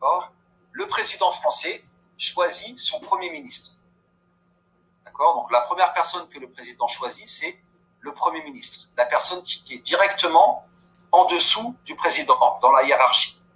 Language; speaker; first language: French; native; French